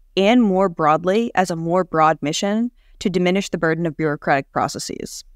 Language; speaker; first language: English; native; English